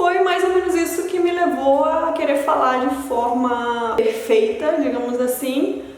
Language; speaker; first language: Portuguese; early bilingual, other home language; Spanish